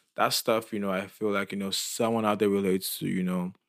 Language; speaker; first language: English; non-native, local second language; Yoruba